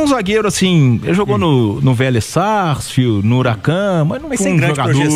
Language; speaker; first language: Portuguese; native; Portuguese